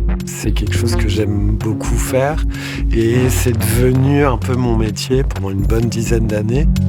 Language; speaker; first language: French; native; French